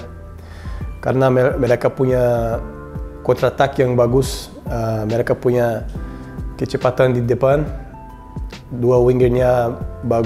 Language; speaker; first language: Indonesian; non-native, learner; Portuguese